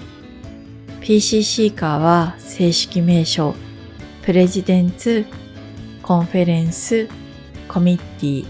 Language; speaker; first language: Japanese; native; Japanese